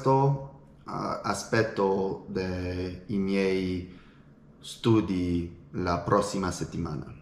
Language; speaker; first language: Italian; non-native, learner; English